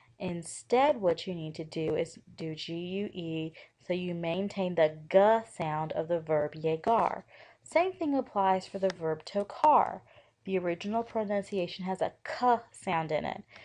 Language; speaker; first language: English; native; English